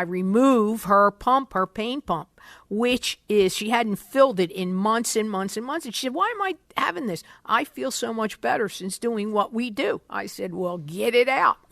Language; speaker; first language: English; native; English